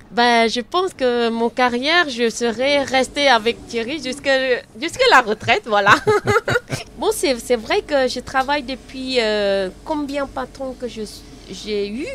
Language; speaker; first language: French; non-native, learner; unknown